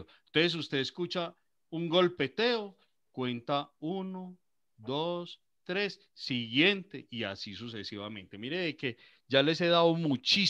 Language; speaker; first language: Spanish; native; Spanish